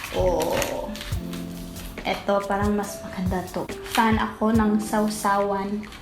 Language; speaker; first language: Filipino; non-native, fluent; English